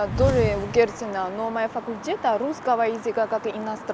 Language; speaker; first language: Russian; non-native, learner; Chinese